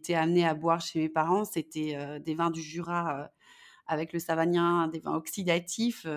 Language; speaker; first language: French; native; French